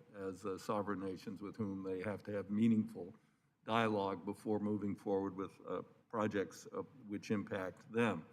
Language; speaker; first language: English; native; English